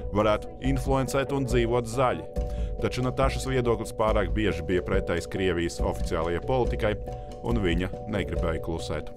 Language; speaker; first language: Latvian; native; Latvian